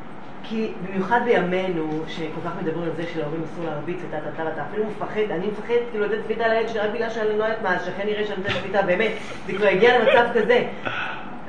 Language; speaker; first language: Hebrew; non-native, learner; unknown